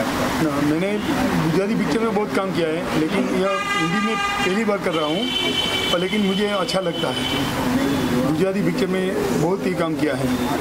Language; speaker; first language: Hindi; non-native, local second language; Gujarati